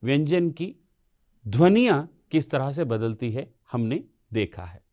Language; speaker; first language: Hindi; non-native, local second language; Telugu